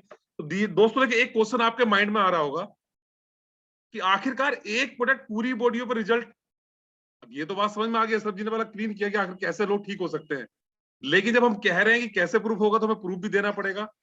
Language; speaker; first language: Hindi; native; Hindi